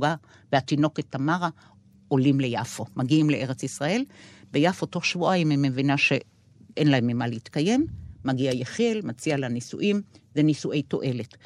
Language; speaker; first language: Hebrew; native; Hebrew